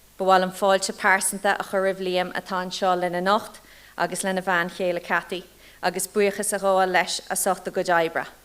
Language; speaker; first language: Irish; native; Irish